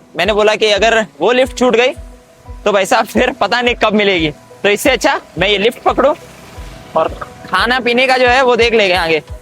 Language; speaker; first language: Hindi; non-native, local second language; Kannada